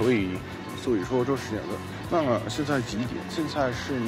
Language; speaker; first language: Chinese; non-native, learner; English